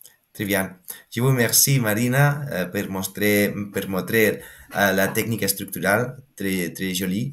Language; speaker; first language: French; non-native, learner; Spanish